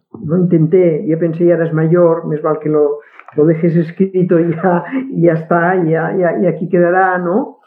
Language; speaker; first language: Spanish; non-native, local second language; Catalan